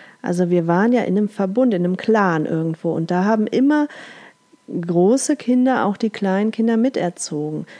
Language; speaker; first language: German; native; German